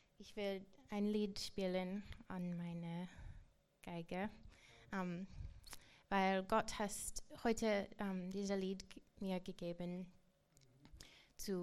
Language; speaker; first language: German; non-native, learner; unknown